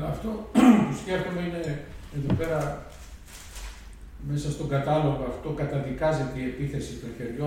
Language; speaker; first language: Greek; native; Greek